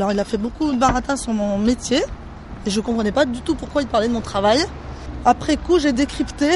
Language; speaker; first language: French; native; French